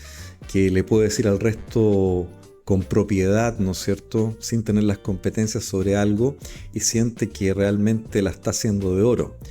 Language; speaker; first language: Spanish; native; Spanish